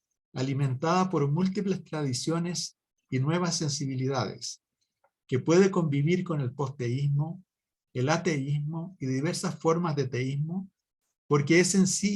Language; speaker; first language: Spanish; native; Spanish